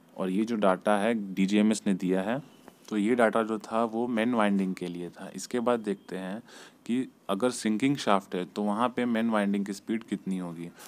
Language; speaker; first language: Hindi; native; Hindi